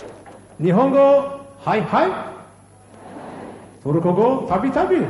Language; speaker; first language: Japanese; non-native, learner; Turkish